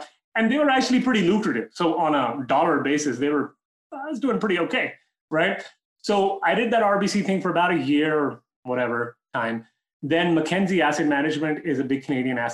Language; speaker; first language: English; non-native, local second language; Urdu